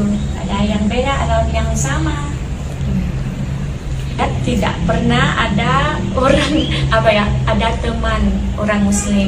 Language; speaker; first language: Indonesian; non-native, learner; Thai